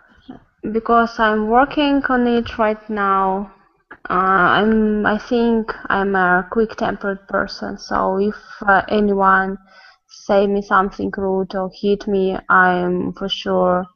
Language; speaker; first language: English; non-native, learner; Russian